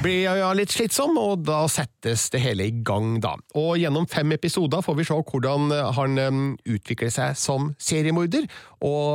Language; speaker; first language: Norwegian; native; Norwegian